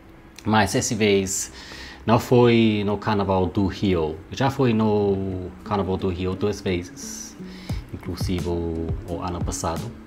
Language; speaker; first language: Portuguese; non-native, learner; English